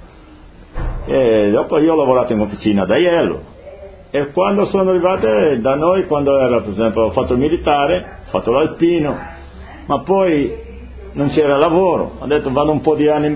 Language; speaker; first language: Italian; non-native, local second language; Friulian